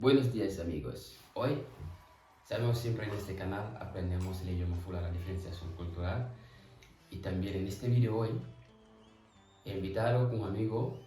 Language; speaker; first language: Spanish; non-native, fluent; Fula